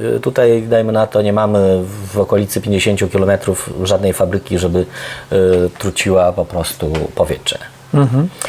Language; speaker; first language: Polish; early bilingual, heritage; Polish